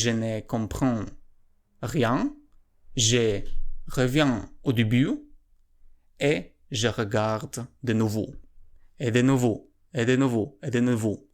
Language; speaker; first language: French; non-native, learner; Polish